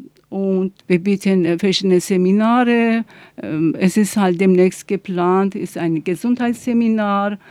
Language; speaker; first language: German; non-native, fluent; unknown